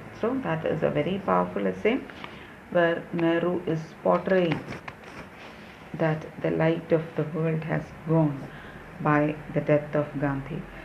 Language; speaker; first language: English; non-native, local second language; Malayalam